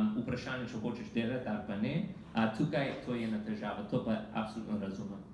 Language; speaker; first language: Slovenian; non-native, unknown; English